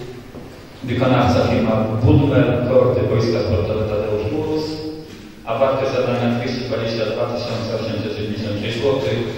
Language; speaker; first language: Polish; native; Polish